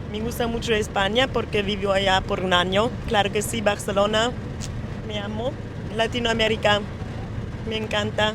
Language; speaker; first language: Spanish; non-native, learner; German